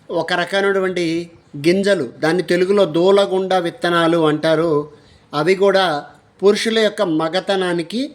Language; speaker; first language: Telugu; native; Telugu